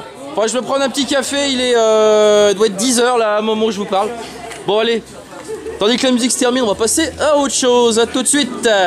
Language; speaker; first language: French; native; French